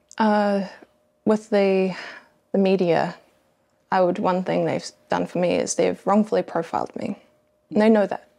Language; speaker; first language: English; native; English